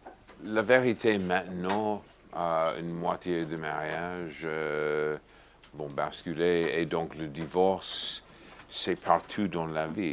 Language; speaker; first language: French; non-native, fluent; English